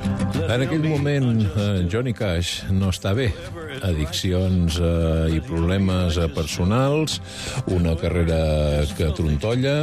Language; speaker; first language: Catalan; native; Catalan